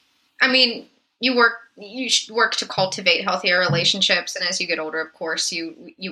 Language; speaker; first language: English; native; English